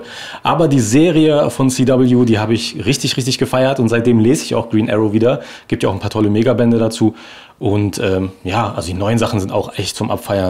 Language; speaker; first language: German; native; German